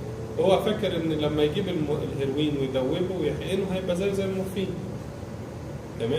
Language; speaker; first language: Arabic; native; Arabic